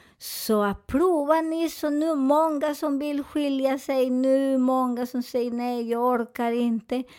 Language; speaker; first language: Swedish; non-native, fluent; Spanish